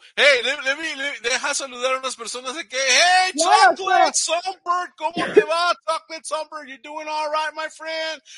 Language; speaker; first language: Spanish; early bilingual, heritage; Spanish